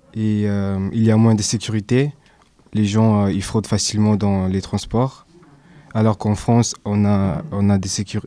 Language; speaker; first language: French; early bilingual, other home language; English